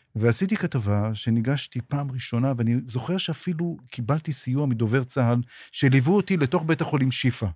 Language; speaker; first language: Hebrew; native; Hebrew